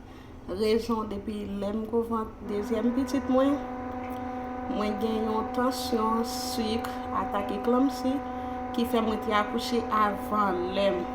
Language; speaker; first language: French; non-native, learner; Haitian Creole